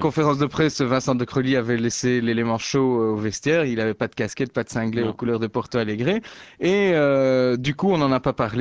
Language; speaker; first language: French; native; French